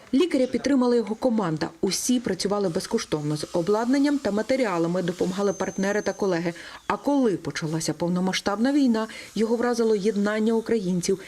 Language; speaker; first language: Ukrainian; native; Ukrainian